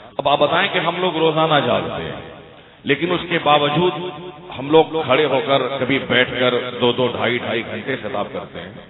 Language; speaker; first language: Urdu; non-native, local second language; Odia